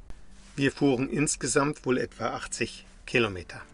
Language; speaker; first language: German; native; German